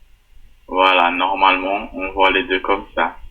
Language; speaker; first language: French; non-native, fluent; Portuguese